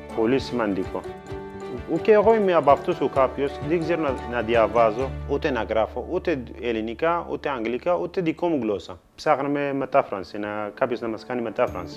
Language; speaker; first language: Greek; non-native, learner; Kurdish